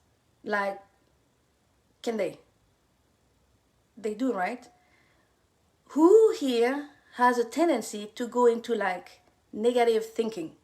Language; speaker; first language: English; non-native, fluent; French